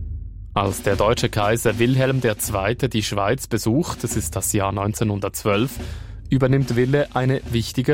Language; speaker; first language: German; native; German